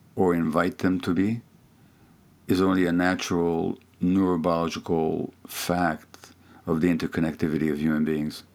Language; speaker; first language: English; non-native, fluent; Hungarian